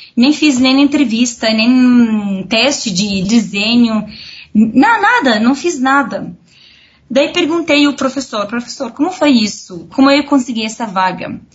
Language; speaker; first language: Portuguese; non-native, fluent; Arabic